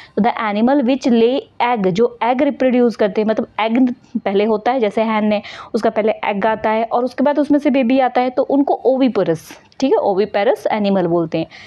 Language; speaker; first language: Hindi; native; Hindi